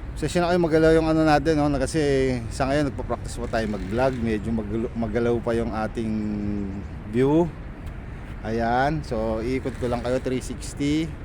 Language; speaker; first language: Filipino; native; Filipino